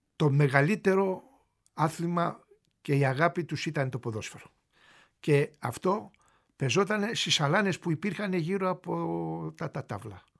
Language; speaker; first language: Greek; native; Greek